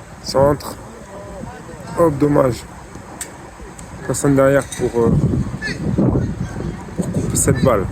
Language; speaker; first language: French; native; French